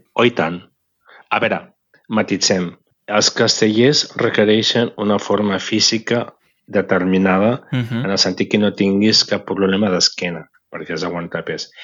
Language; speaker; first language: Catalan; native; Catalan